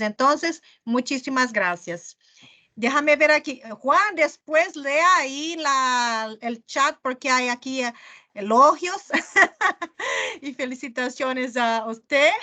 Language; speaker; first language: Spanish; non-native, fluent; Portuguese